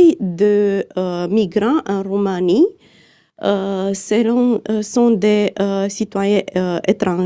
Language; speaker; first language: French; non-native, fluent; Romanian